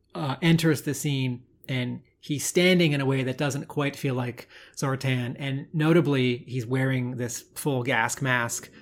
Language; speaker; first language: English; native; English